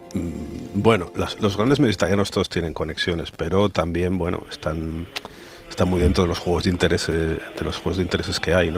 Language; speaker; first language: Spanish; native; Spanish